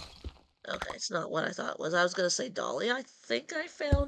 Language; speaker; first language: English; native; English